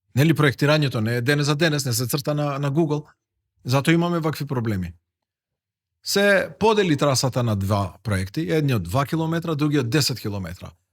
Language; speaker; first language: Macedonian; non-native, local second language; Albanian